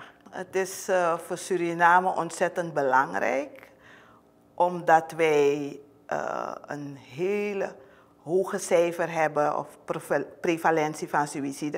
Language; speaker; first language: Dutch; native; Dutch